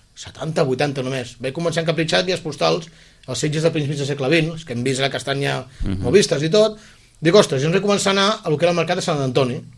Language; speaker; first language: Catalan; native; Catalan